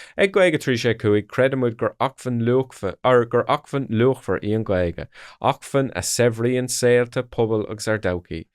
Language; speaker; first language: Irish; non-native, local second language; English